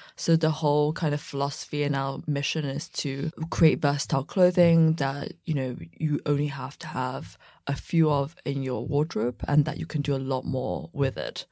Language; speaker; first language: English; native; English